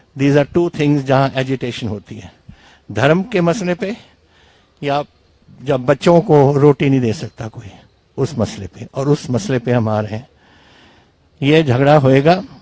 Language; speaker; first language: Hindi; non-native, local second language; Punjabi